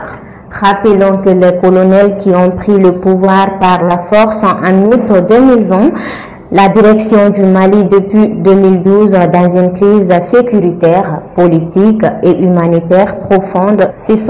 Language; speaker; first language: French; non-native, local second language; Bambara